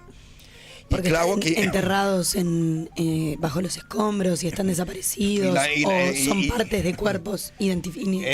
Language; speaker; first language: Spanish; native; Spanish